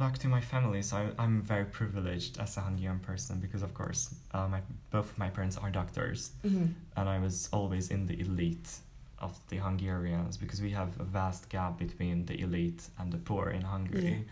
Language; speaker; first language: English; non-native, fluent; Hungarian